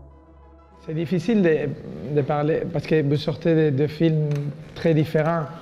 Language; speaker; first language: French; non-native, fluent; Spanish